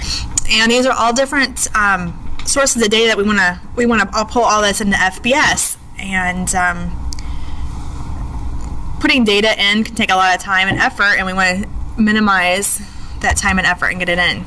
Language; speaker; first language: English; native; English